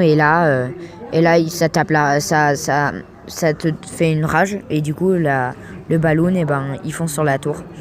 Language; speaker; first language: French; native; French